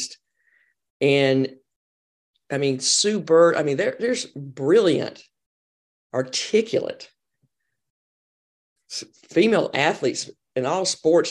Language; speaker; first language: English; native; English